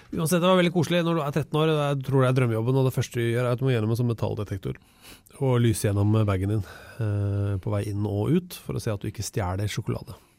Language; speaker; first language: Norwegian; native; Norwegian